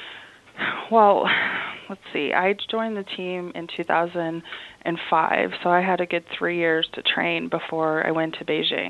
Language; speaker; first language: English; native; English